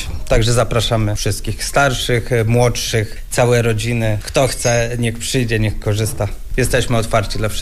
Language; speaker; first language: Polish; native; Polish